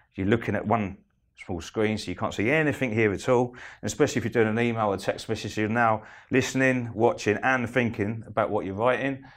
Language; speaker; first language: English; native; English